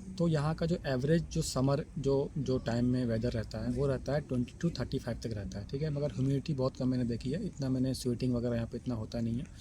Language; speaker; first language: Hindi; native; Hindi